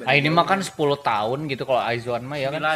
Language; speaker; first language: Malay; non-native, local second language; Sundanese